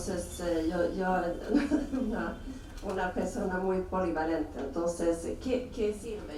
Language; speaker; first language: Spanish; non-native, fluent; Swedish